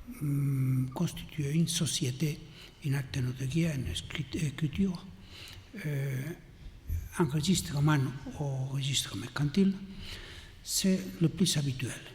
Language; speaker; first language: French; non-native, learner; Catalan